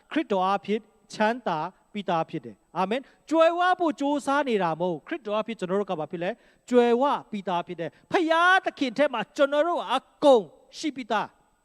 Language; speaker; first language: Burmese; non-native, local second language; Kachin